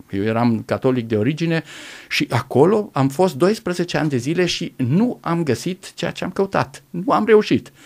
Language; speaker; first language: Romanian; non-native, local second language; German